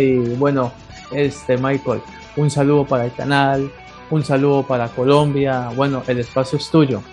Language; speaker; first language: Spanish; native; Spanish